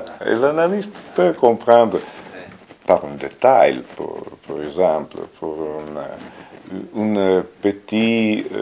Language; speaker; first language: French; non-native, fluent; Italian